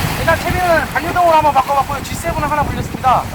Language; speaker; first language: Korean; native; Korean